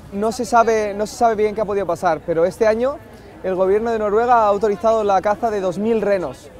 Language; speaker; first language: Spanish; native; Spanish